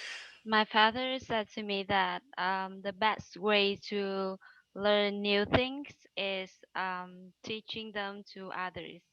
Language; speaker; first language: English; non-native, learner; Vietnamese